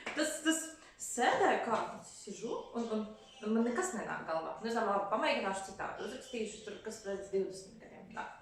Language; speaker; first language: Latvian; non-native, local second language; Russian